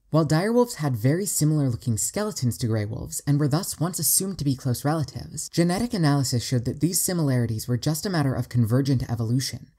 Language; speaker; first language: English; native; English